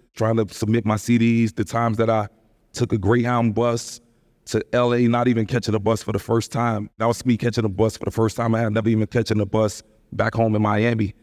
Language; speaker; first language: English; native; English